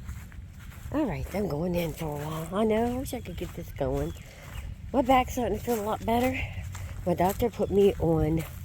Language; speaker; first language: English; native; English